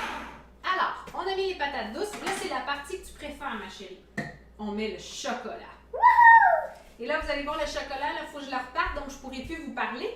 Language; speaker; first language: French; native; French